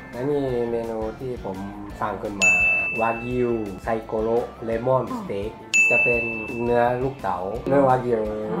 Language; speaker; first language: Thai; early bilingual, other home language; Japanese